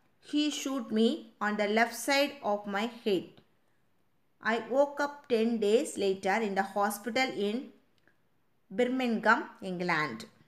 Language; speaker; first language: English; non-native, local second language; Tamil